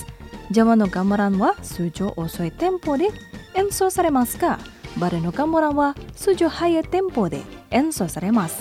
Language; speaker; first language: Japanese; non-native, fluent; Indonesian